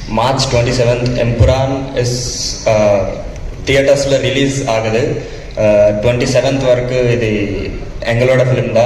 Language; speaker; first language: Tamil; non-native, learner; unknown